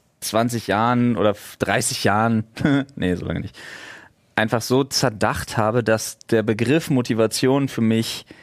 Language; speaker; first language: German; native; German